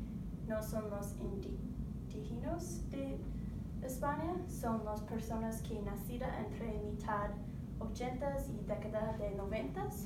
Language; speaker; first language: Spanish; non-native, learner; English